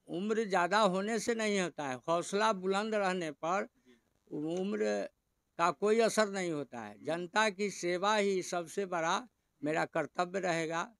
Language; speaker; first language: Hindi; native; Hindi